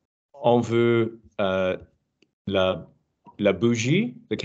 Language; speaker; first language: French; non-native, learner; English